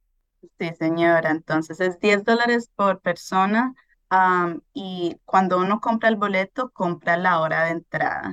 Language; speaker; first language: Spanish; early bilingual, heritage; Spanish